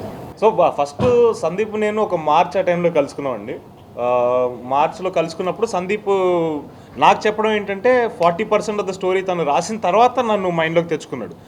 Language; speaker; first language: Telugu; native; Telugu